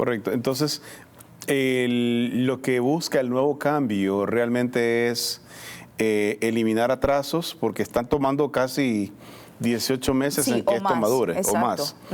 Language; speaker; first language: Spanish; native; Spanish